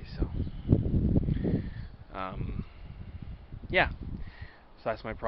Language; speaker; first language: English; native; English